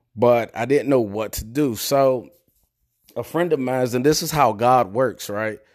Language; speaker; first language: English; native; English